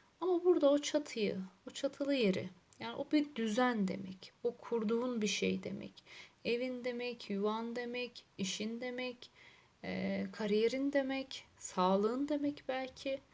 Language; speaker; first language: Turkish; native; Turkish